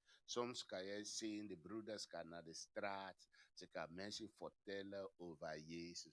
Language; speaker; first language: Dutch; non-native, fluent; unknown